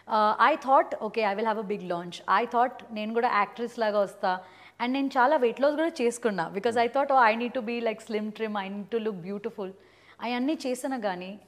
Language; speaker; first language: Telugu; early bilingual, heritage; Telugu